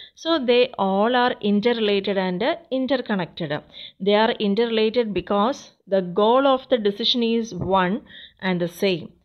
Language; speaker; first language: English; non-native, local second language; Malayalam